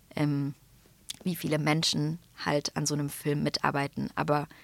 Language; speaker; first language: German; native; German